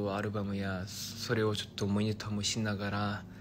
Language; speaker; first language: Japanese; non-native, fluent; Korean